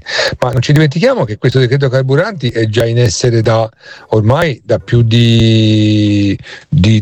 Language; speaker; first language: Italian; native; Italian